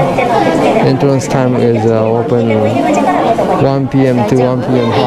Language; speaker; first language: English; non-native, learner; Japanese